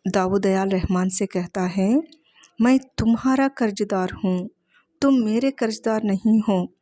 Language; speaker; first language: Hindi; non-native, local second language; Telugu